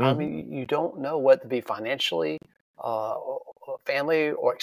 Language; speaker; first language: English; native; English